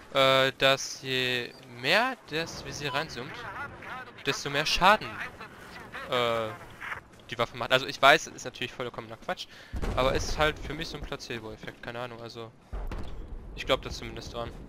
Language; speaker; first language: German; native; German